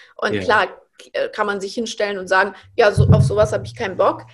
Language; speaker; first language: German; native; German